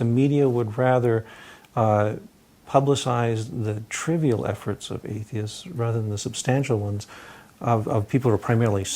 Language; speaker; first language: English; native; English